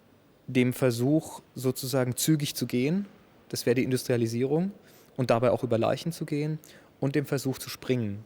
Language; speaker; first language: German; native; German